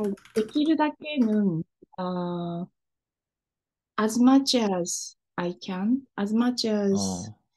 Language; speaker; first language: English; non-native, fluent; Japanese